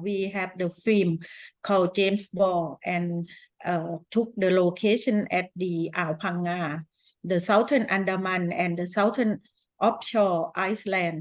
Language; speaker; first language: English; non-native, fluent; Thai